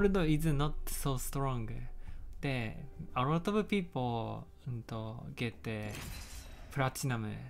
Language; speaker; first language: English; non-native, learner; Japanese